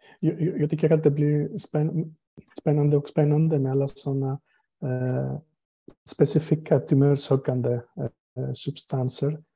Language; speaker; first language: Swedish; non-native, fluent; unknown